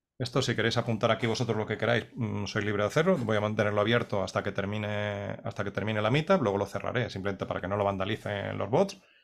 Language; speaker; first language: Spanish; native; Spanish